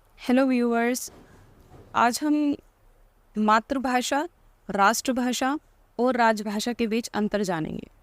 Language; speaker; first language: Hindi; native; Hindi